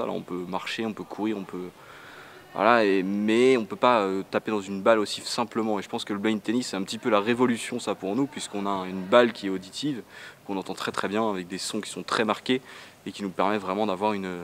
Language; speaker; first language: French; native; French